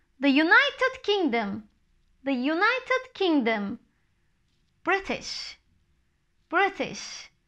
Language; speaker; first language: English; non-native, fluent; Turkish